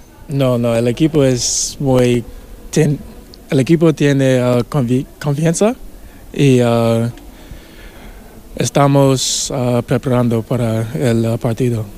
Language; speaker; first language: Spanish; non-native, learner; English